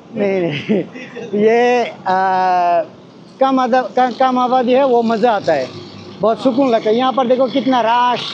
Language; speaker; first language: Hindi; non-native, learner; Bangla